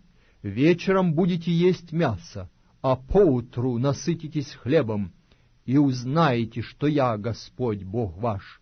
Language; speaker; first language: Russian; native; Russian